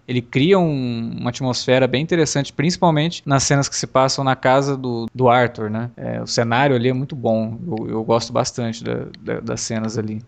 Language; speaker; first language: Portuguese; native; Portuguese